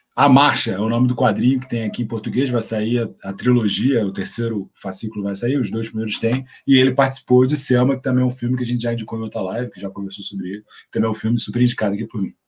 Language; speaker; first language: Portuguese; native; Portuguese